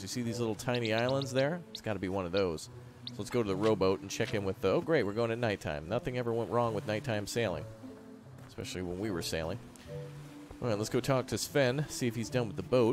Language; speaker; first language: English; native; English